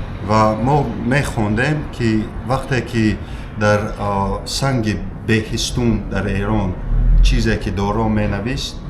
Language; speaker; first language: Persian; non-native, local second language; Shughni